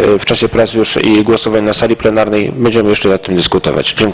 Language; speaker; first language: Polish; native; Polish